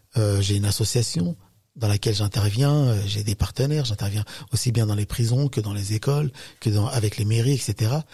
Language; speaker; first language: French; native; French